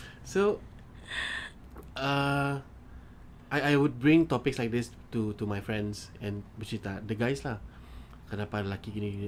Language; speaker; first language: English; non-native, local second language; Malay